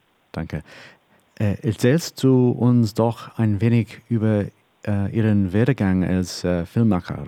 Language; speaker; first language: German; non-native, learner; English